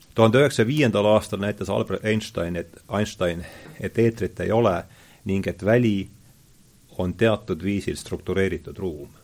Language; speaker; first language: Estonian; native; Estonian